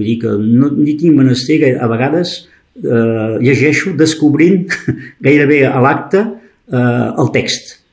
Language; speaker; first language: Catalan; native; Catalan